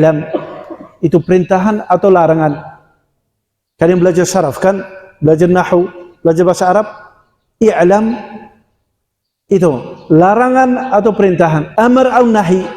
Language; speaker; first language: Indonesian; non-native, fluent; Dutch